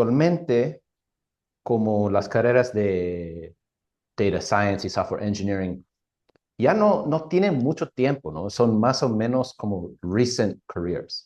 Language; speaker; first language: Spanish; non-native, fluent; English